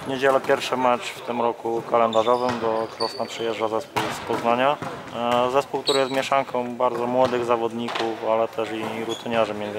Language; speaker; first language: Polish; native; Polish